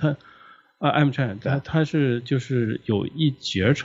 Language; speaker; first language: Chinese; native; Chinese